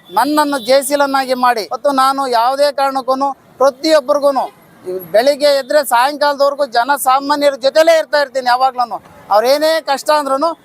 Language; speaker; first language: Kannada; native; Kannada